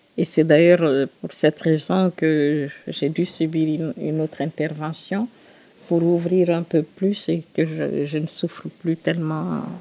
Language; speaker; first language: French; non-native, local second language; Susu